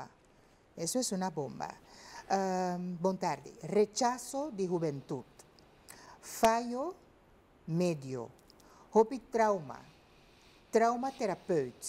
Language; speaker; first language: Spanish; non-native, fluent; Papiamento